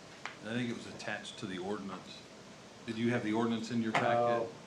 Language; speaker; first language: English; native; English